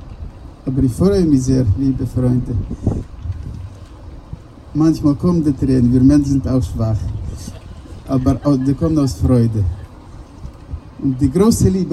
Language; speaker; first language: German; non-native, fluent; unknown